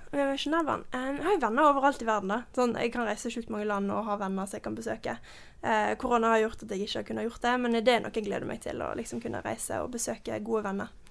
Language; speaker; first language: Norwegian; early bilingual, heritage; Norwegian